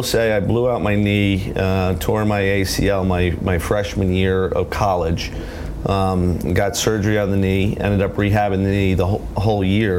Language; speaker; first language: English; native; English